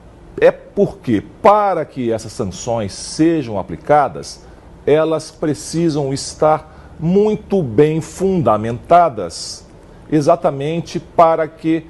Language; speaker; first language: Portuguese; native; Portuguese